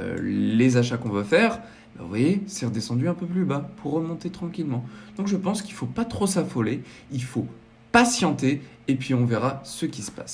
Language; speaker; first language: French; native; French